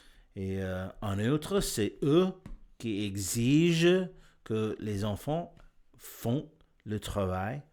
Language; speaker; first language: French; non-native, learner; English